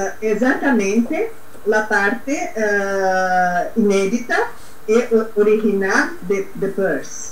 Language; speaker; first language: Spanish; non-native, learner; Portuguese